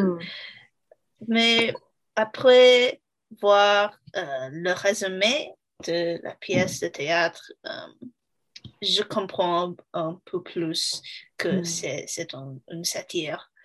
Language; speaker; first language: French; non-native, learner; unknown